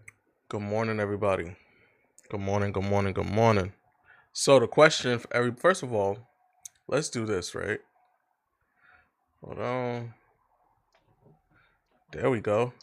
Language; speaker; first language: English; native; English